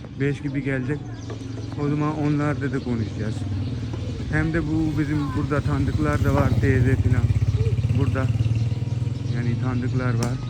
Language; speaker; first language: Turkish; non-native, learner; Urdu